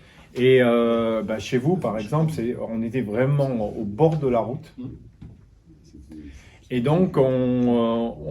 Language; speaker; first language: French; native; French